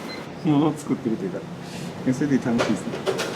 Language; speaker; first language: Japanese; native; Japanese